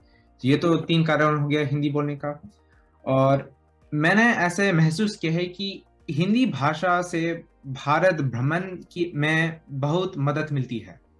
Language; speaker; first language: Hindi; early bilingual, heritage; Hindi